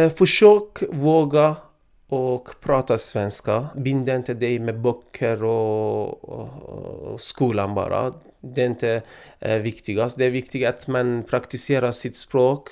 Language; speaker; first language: Swedish; non-native, fluent; Persian